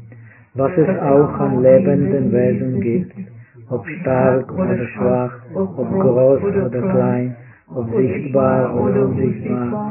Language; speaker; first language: German; non-native, fluent; Czech